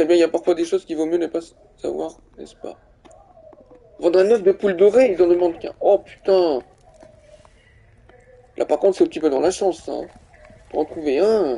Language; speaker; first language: French; native; French